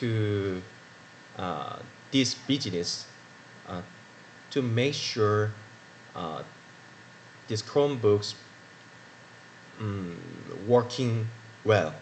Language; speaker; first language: English; non-native, learner; Korean